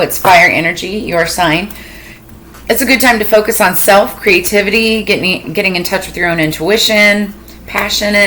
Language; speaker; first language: English; native; English